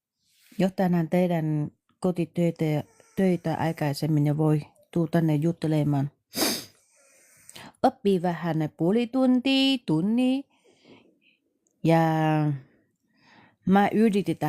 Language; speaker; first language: Finnish; non-native, learner; Vietnamese